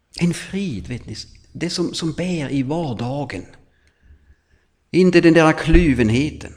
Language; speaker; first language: Swedish; non-native, fluent; German